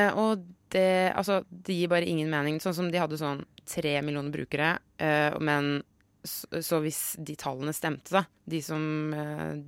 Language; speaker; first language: Norwegian; native; Norwegian